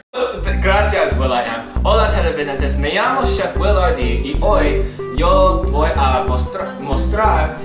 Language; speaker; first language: Spanish; non-native, learner; English